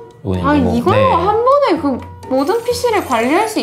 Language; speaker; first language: Korean; native; Korean